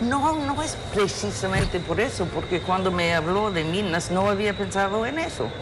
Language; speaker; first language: Spanish; non-native, fluent; English